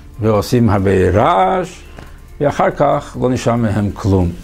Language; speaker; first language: Hebrew; early bilingual, heritage; English